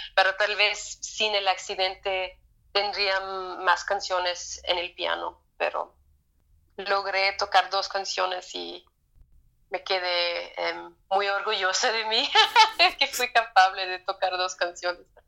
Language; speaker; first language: Spanish; non-native, fluent; German